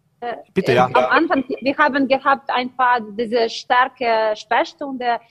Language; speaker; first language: German; non-native, learner; Ukrainian